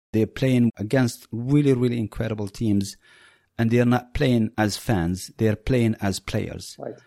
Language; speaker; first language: English; non-native, fluent; Berber languages